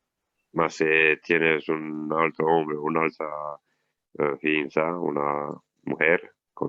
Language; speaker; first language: Spanish; non-native, learner; Italian